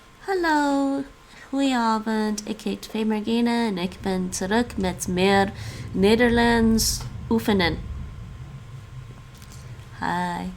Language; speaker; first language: Dutch; non-native, learner; English